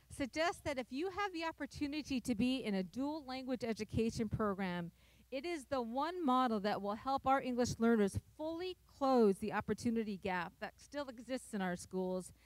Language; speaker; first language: English; native; English